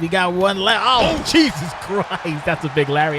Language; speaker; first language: English; native; English